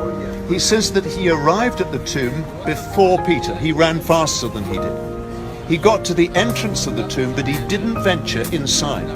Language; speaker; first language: English; native; English